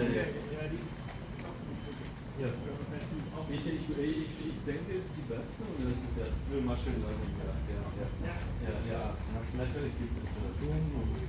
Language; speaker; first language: German; non-native, fluent; Russian